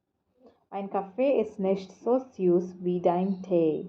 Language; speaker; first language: German; non-native, fluent; Malayalam